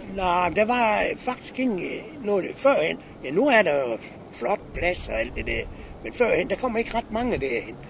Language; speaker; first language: Danish; native; Danish